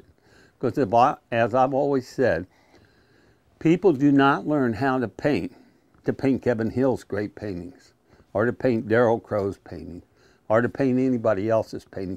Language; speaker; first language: English; native; English